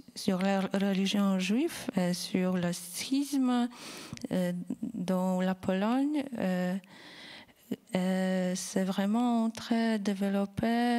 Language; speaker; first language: French; non-native, fluent; Polish